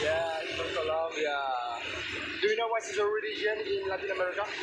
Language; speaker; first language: English; non-native, fluent; French